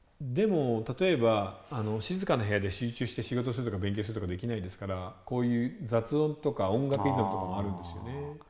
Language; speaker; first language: Japanese; native; Japanese